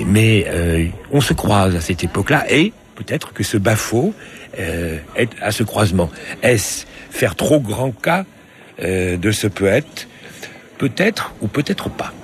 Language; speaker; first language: French; native; French